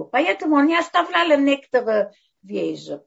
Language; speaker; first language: Russian; non-native, fluent; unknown